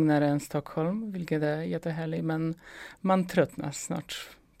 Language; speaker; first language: Swedish; non-native, fluent; Polish